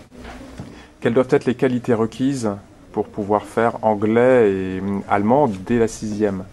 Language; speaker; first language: French; native; French